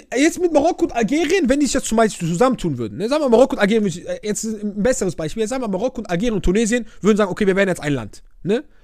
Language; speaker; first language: German; early bilingual, other home language; Arabic